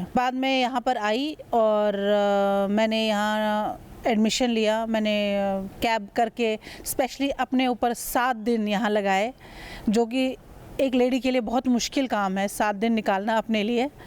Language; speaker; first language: Hindi; native; Hindi